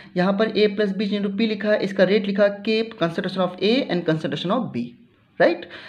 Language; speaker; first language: Hindi; native; Hindi